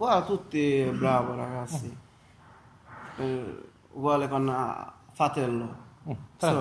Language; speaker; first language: Italian; non-native, learner; Bangla